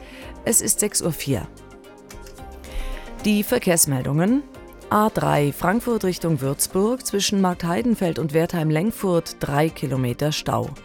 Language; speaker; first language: German; native; German